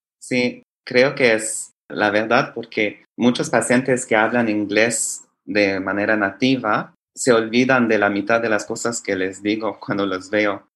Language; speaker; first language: Spanish; non-native, fluent; English